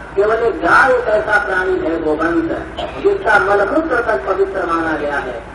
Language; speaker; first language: Hindi; native; Hindi